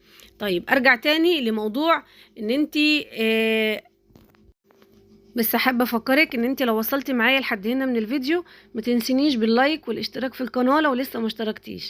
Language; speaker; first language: Arabic; native; Arabic